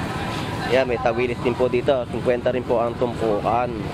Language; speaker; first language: Filipino; native; Filipino